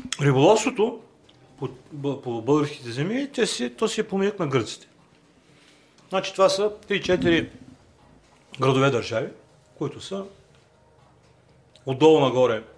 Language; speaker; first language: Bulgarian; native; Bulgarian